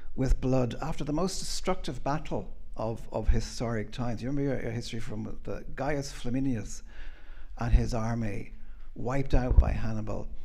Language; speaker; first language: English; native; English